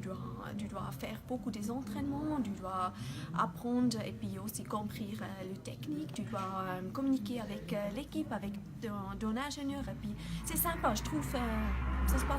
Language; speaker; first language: French; non-native, learner; German